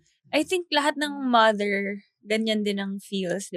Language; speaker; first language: Filipino; native; Filipino